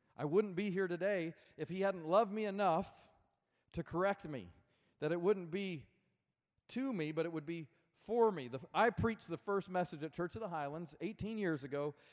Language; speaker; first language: English; native; English